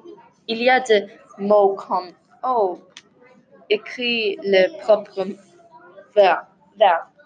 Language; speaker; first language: French; non-native, learner; English